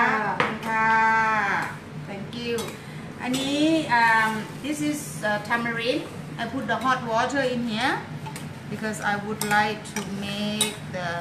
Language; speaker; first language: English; non-native, learner; Thai